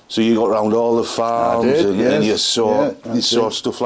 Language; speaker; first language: English; native; English